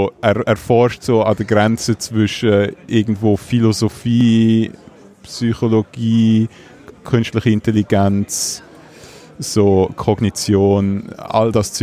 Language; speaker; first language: German; native; German